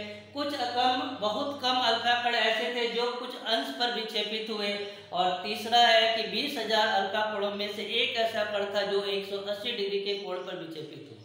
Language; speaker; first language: Hindi; native; Hindi